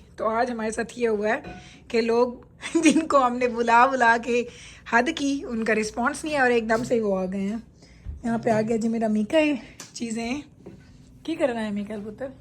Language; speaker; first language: Urdu; non-native, local second language; Punjabi